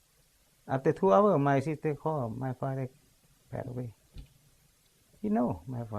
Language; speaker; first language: English; non-native, learner; Lao